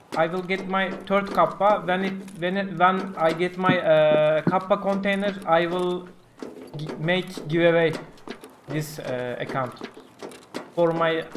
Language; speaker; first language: English; non-native, learner; Turkish